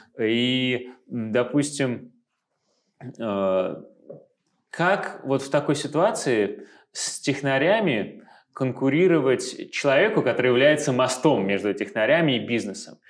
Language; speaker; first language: Russian; native; Russian